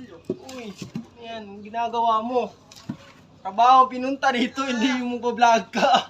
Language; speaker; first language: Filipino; non-native, local second language; Cebuano